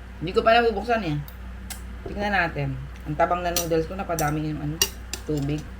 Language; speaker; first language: Filipino; native; Filipino